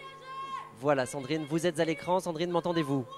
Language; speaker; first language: French; native; French